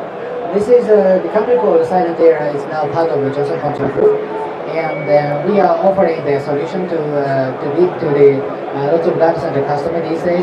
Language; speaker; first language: English; non-native, fluent; Japanese